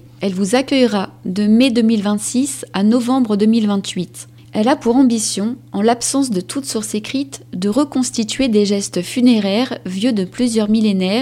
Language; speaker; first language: French; native; French